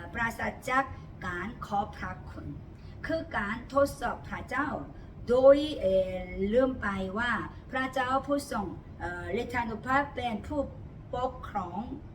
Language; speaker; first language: Thai; non-native, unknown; Korean